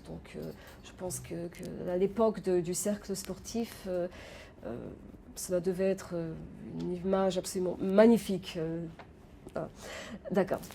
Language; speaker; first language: French; non-native, fluent; Polish